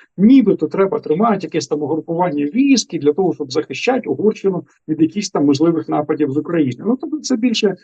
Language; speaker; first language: Ukrainian; native; Ukrainian